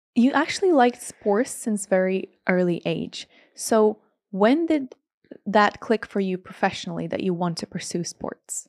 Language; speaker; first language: English; non-native, fluent; Latvian